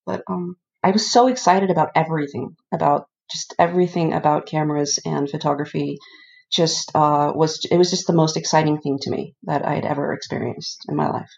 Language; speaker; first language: English; early bilingual, other home language; Icelandic